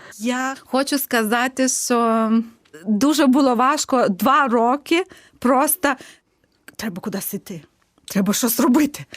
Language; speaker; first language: Ukrainian; non-native, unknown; Lithuanian